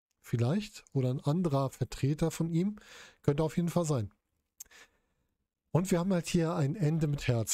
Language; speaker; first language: German; native; German